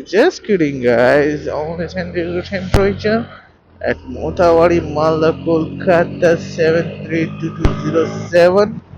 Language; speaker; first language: English; non-native, local second language; Bangla